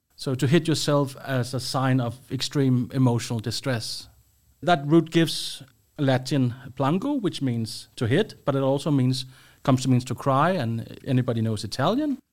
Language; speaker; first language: English; non-native, fluent; Danish